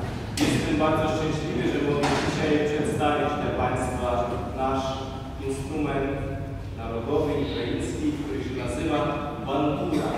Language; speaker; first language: Polish; non-native, fluent; Ukrainian